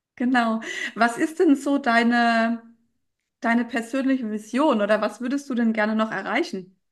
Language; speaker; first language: German; native; German